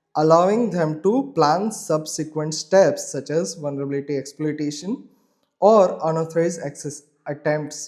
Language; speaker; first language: English; non-native, local second language; Gujarati